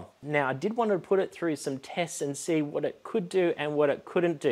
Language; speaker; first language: English; native; English